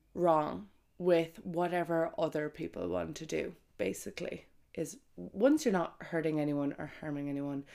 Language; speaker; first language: English; native; English